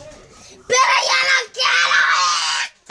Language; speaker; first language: Spanish; early bilingual, heritage; Spanish